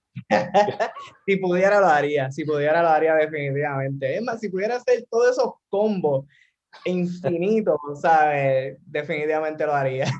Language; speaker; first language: Spanish; native; Spanish